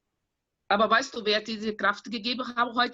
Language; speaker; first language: German; non-native, fluent; Portuguese